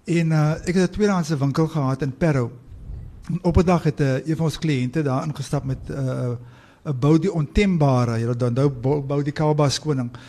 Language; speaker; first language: Afrikaans; native; Afrikaans